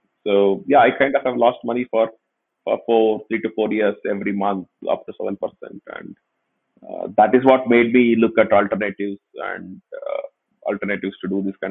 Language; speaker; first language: English; non-native, local second language; Kannada